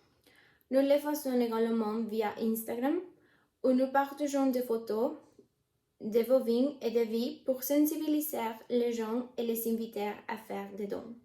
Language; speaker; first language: French; non-native, learner; Spanish